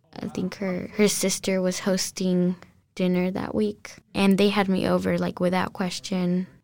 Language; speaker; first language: English; non-native, fluent; Spanish